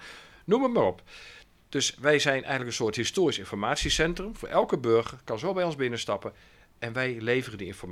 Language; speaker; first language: Dutch; native; Dutch